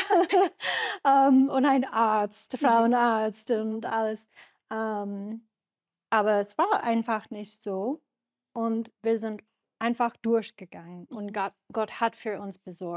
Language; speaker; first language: German; non-native, learner; English